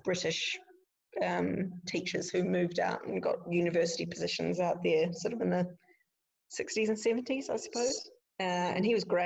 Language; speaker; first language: English; native; English